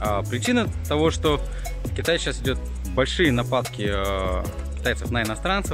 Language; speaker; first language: Russian; native; Russian